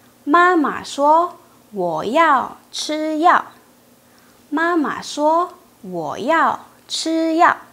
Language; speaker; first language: Chinese; non-native, fluent; Indonesian